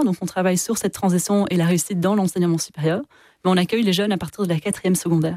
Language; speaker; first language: French; native; French